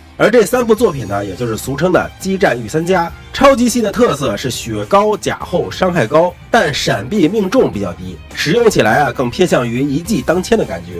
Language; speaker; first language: Chinese; native; Chinese